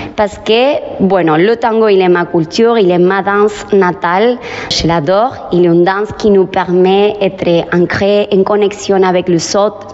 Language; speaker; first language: French; non-native, fluent; Spanish